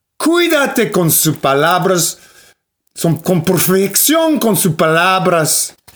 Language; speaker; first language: Spanish; non-native, learner; English